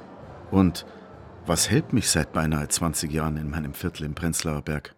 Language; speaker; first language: German; native; German